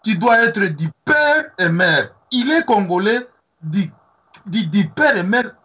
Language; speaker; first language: French; non-native, local second language; Swahili